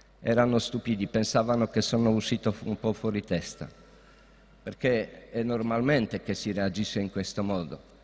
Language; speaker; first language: Italian; non-native, fluent; Polish